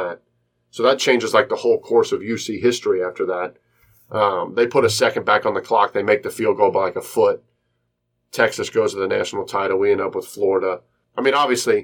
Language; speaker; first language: English; native; English